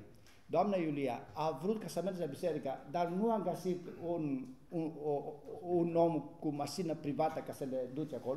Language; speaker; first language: Romanian; non-native, learner; Greek